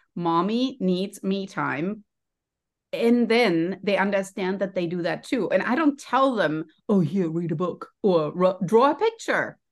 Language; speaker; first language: English; non-native, fluent; German